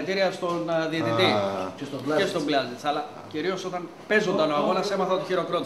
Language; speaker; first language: Greek; native; Greek